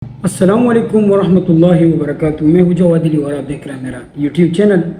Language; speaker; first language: Urdu; non-native, local second language; Pashto